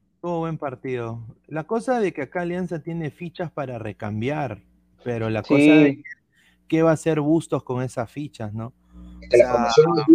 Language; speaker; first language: Spanish; native; Spanish